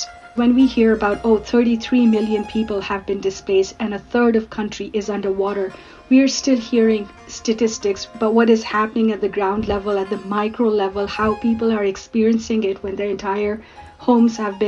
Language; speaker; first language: English; non-native, local second language; Urdu